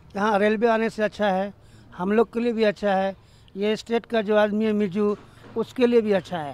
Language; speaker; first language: Hindi; non-native, local second language; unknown